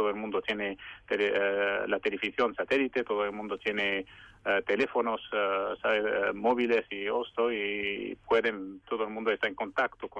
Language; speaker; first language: Spanish; non-native, fluent; Arabic